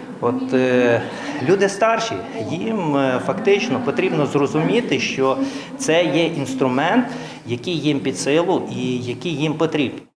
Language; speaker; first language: Ukrainian; native; Ukrainian